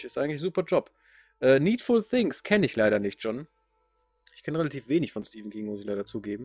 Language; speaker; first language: German; native; German